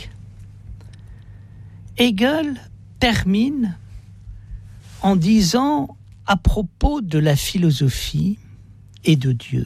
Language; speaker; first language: French; native; French